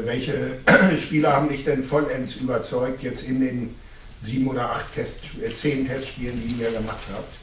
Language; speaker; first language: German; native; German